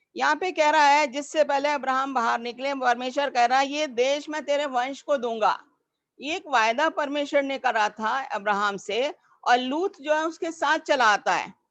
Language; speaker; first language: Hindi; native; Hindi